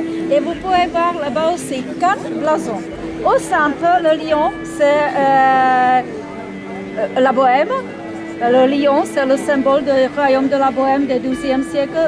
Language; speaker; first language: French; non-native, fluent; Czech